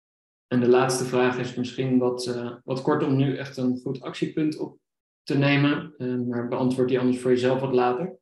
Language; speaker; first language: Dutch; native; Dutch